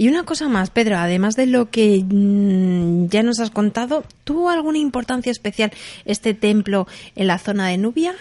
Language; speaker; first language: Spanish; native; Spanish